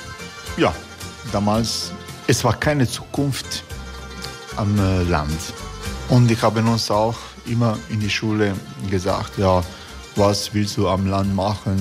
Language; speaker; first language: German; non-native, learner; Croatian